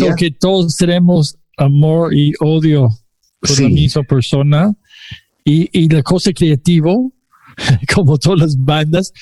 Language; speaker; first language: Spanish; non-native, fluent; English